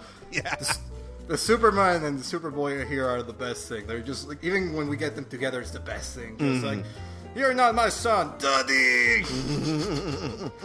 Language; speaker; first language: English; non-native, fluent; Spanish